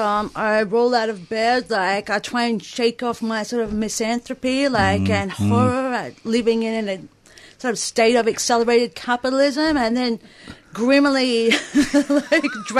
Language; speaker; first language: English; native; English